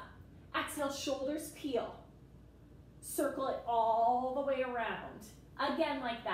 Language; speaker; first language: English; native; English